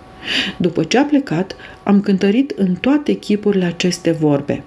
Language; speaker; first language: Romanian; native; Romanian